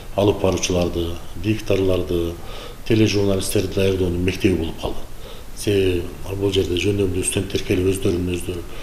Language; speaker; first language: Kyrgyz; native; Kyrgyz